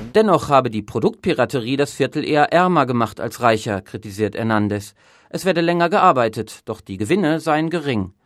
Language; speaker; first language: German; native; German